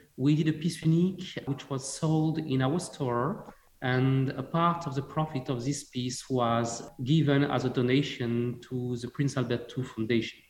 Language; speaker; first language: English; non-native, fluent; French